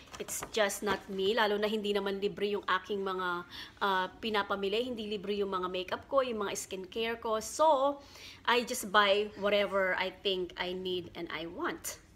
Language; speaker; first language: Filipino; non-native, local second language; Pampanga